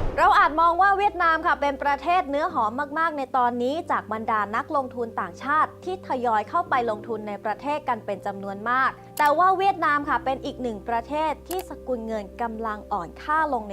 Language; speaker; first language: Thai; native; Thai